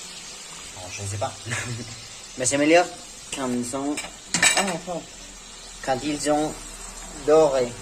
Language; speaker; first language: French; non-native, learner; Spanish